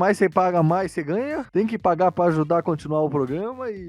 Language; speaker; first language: Portuguese; native; Portuguese